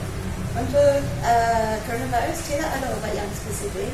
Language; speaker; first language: Indonesian; non-native, fluent; English